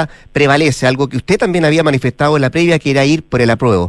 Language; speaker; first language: Spanish; native; Spanish